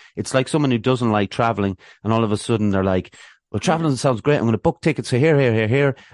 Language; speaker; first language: English; native; English